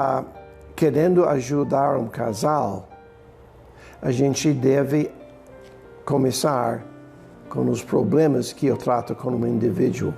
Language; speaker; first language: Portuguese; non-native, fluent; English